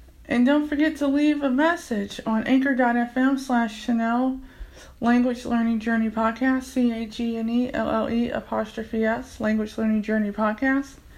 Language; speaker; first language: English; native; English